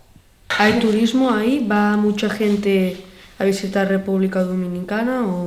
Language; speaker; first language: Spanish; non-native, local second language; Catalan